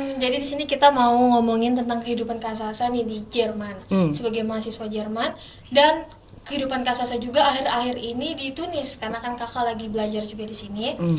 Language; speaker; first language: Indonesian; native; Indonesian